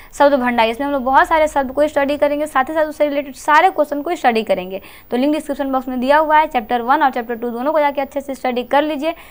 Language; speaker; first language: Hindi; native; Hindi